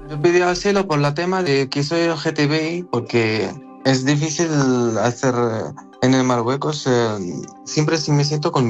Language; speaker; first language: Spanish; non-native, learner; Arabic